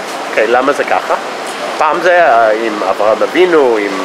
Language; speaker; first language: Hebrew; non-native, fluent; English